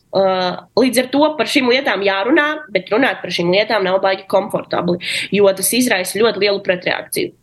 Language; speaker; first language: Latvian; non-native, local second language; Russian